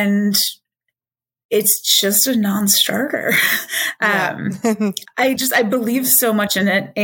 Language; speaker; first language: English; native; English